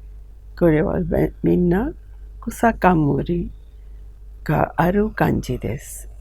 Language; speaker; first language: Japanese; non-native, fluent; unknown